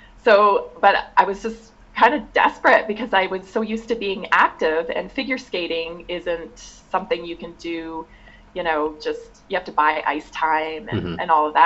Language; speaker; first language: English; native; English